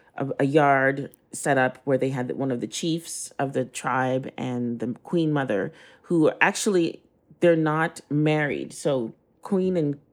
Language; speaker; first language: English; native; English